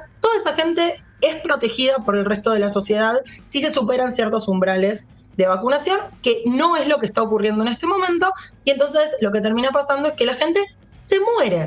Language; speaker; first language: Spanish; native; Spanish